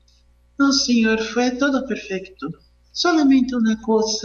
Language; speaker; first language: Spanish; non-native, fluent; Portuguese